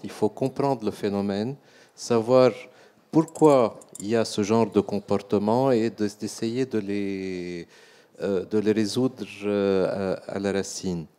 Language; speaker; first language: French; non-native, local second language; Arabic